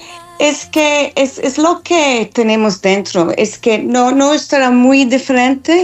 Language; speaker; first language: Spanish; non-native, fluent; English